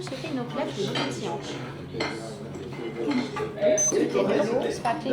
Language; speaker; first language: French; native; French